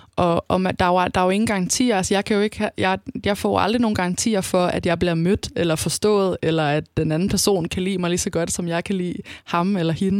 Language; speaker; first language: Danish; native; Danish